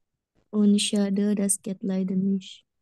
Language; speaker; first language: German; non-native, learner; Indonesian